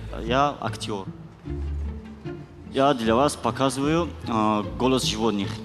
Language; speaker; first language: Russian; non-native, local second language; Tajik